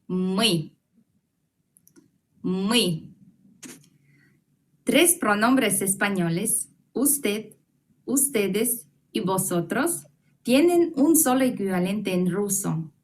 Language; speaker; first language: Spanish; non-native, fluent; Russian